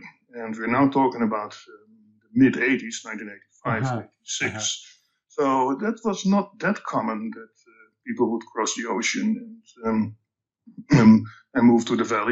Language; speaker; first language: English; non-native, fluent; Dutch